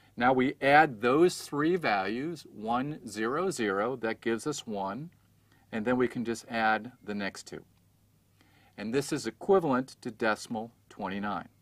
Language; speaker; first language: English; native; English